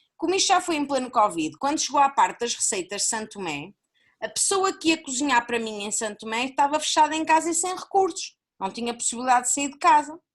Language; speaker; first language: Portuguese; native; Portuguese